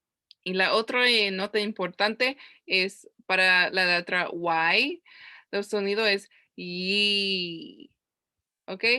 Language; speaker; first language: Spanish; non-native, learner; English